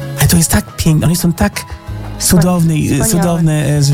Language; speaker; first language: Polish; non-native, fluent; English